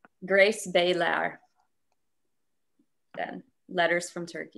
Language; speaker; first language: English; native; English